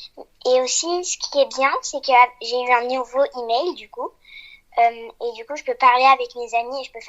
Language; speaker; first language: French; early bilingual, heritage; French